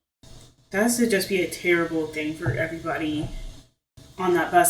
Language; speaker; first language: English; native; English